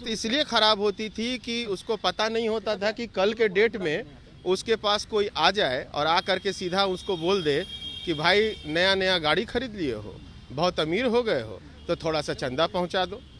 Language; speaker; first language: Hindi; native; Hindi